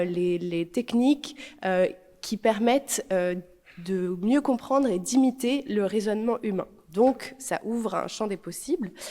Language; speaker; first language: French; native; French